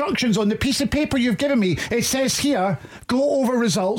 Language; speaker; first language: English; native; English